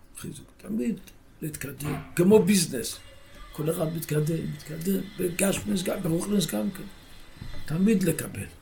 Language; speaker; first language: Hebrew; non-native, local second language; Yiddish